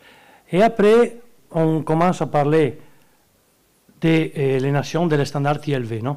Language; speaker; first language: French; non-native, learner; Italian